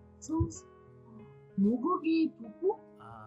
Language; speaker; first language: Korean; non-native, learner; Chinese